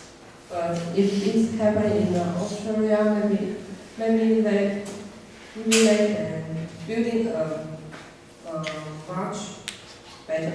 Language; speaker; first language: English; non-native, learner; Chinese